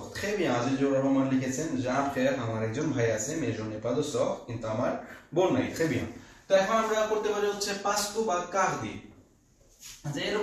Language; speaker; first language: French; non-native, fluent; Bangla